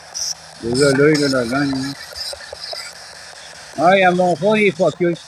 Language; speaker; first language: French; native; French